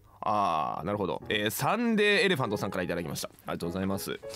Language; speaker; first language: Japanese; native; Japanese